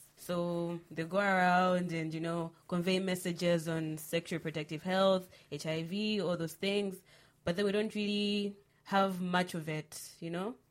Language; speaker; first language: English; non-native, local second language; Nyanja